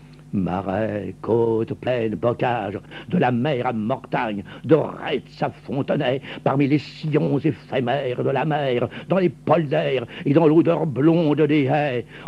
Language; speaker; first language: French; native; French